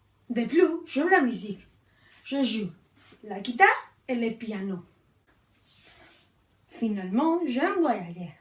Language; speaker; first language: French; non-native, learner; Spanish